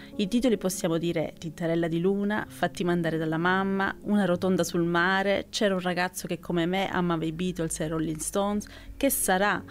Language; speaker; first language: Italian; native; Italian